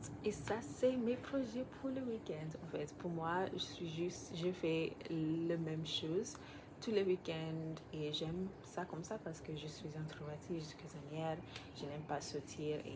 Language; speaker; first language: French; non-native, learner; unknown